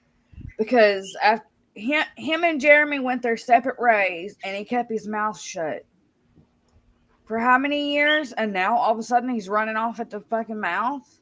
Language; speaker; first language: English; native; English